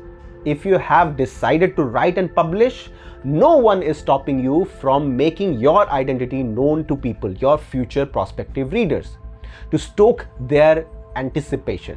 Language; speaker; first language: English; non-native, local second language; Hindi